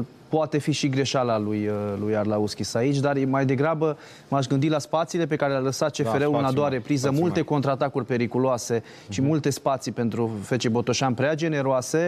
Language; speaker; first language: Romanian; native; Romanian